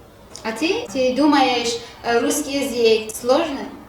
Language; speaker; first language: Russian; non-native, learner; Persian